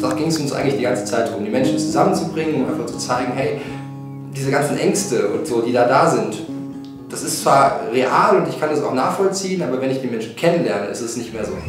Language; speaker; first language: German; native; German